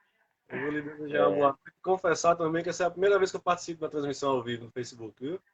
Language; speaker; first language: Portuguese; native; Portuguese